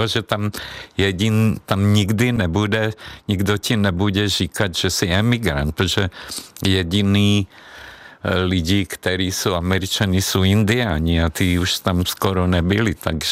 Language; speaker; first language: Czech; non-native, fluent; Hungarian